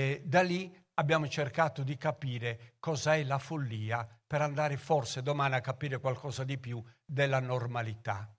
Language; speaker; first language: Italian; native; Italian